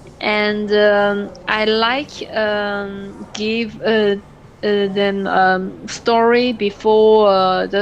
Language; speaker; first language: English; non-native, learner; French